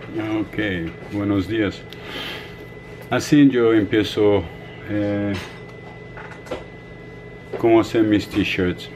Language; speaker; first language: Spanish; non-native, fluent; Portuguese